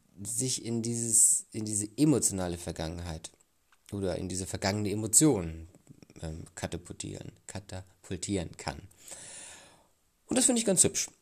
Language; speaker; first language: German; native; German